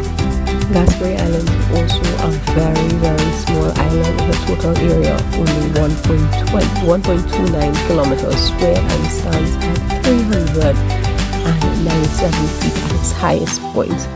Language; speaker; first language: English; native; English